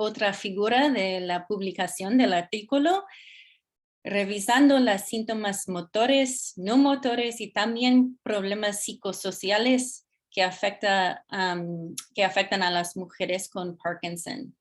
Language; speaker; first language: Spanish; non-native, fluent; English